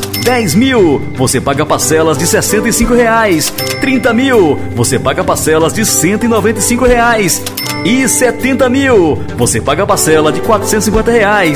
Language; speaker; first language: Portuguese; native; Portuguese